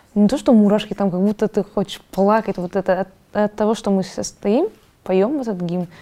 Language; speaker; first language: Russian; non-native, local second language; Kazakh